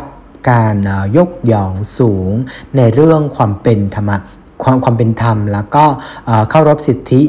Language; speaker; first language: Thai; non-native, fluent; Vietnamese